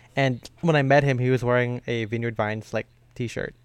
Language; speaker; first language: English; early bilingual, other home language; Filipino